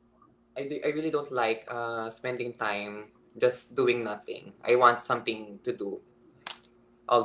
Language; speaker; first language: English; non-native, local second language; Filipino